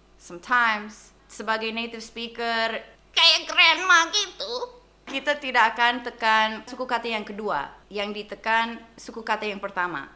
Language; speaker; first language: Indonesian; non-native, fluent; English